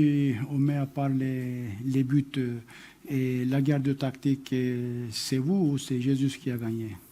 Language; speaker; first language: French; non-native, fluent; Turkish